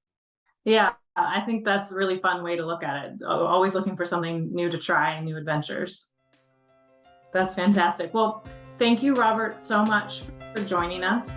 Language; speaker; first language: English; native; English